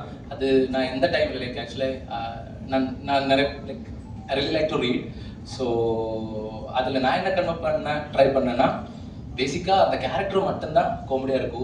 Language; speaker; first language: Tamil; non-native, fluent; Malayalam